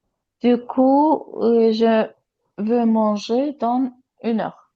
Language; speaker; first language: French; non-native, learner; Azerbaijani